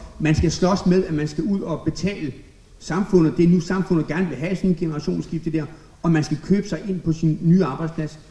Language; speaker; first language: Danish; native; Danish